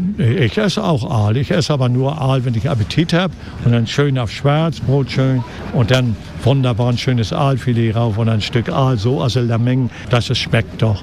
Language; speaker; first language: German; native; German